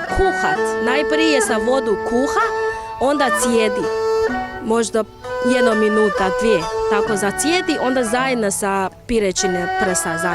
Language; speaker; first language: Bosnian; non-native, learner; Chinese